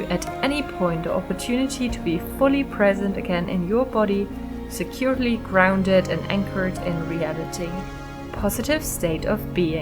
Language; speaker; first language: English; non-native, fluent; German